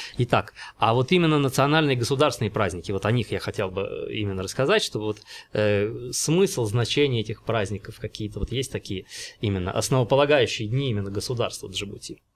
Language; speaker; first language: Russian; native; Russian